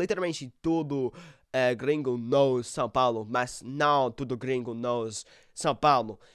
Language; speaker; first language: Portuguese; non-native, learner; English